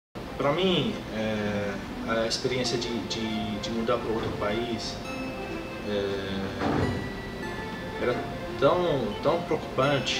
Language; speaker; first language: Portuguese; non-native, fluent; Arabic